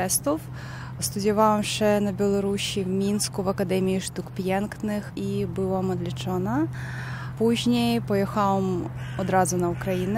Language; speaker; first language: Polish; non-native, learner; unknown